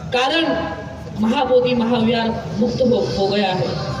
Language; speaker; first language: Hindi; non-native, local second language; Marathi